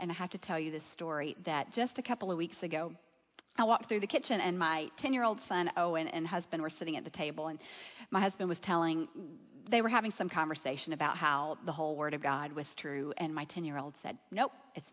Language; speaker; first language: English; native; English